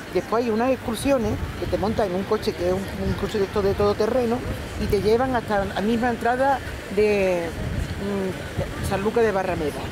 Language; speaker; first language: Spanish; native; Spanish